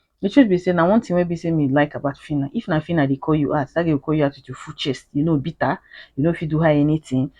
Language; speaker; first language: Nigerian Pidgin; native; Nigerian Pidgin